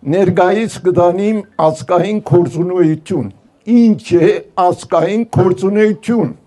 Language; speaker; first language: Armenian; non-native, local second language; Turkish